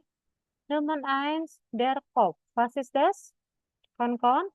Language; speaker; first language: German; non-native, fluent; Indonesian